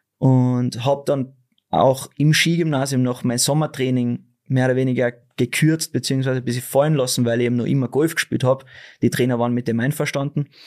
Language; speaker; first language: German; early bilingual, other home language; Dutch